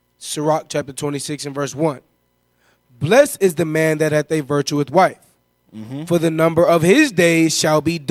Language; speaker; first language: English; native; English